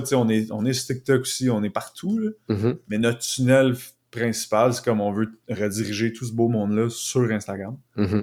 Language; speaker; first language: French; native; French